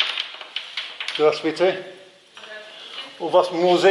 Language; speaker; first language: Russian; non-native, learner; English